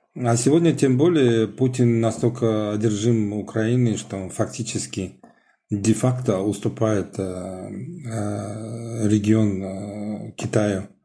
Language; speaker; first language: Russian; non-native, local second language; Tajik